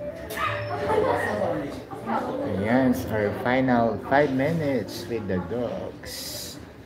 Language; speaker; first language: English; non-native, local second language; Filipino